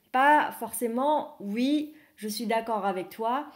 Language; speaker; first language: French; early bilingual, other home language; Vietnamese